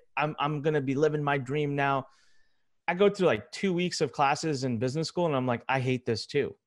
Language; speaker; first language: English; early bilingual, other home language; Hindi